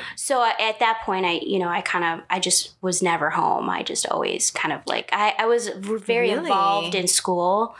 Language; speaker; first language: English; native; English